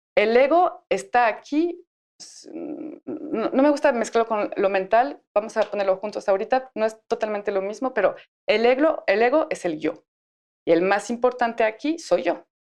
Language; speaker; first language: Spanish; non-native, fluent; French